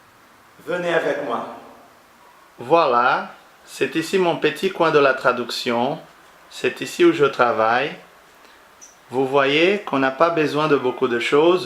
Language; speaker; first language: French; non-native, fluent; Portuguese